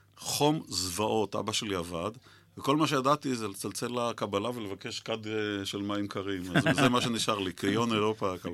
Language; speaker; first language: Hebrew; native; Hebrew